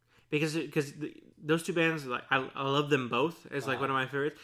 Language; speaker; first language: English; early bilingual, other home language; Spanish